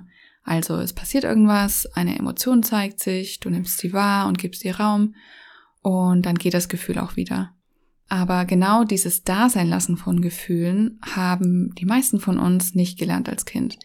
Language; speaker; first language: German; native; German